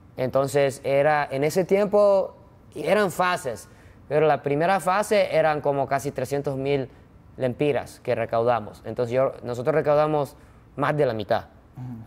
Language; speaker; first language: Spanish; non-native, fluent; Japanese